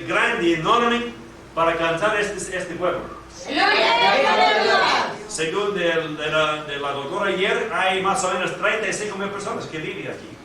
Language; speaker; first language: Spanish; non-native, fluent; English